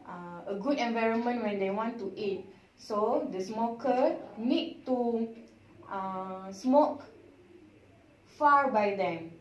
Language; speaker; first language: English; non-native, learner; Malay